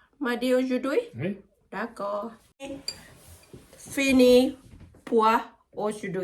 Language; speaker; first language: French; non-native, learner; Thai